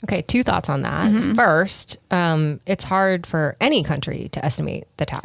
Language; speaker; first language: English; native; English